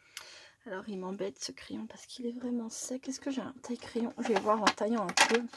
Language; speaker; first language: French; native; French